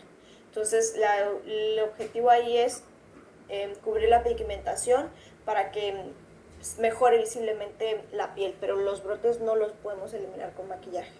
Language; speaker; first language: Spanish; native; Spanish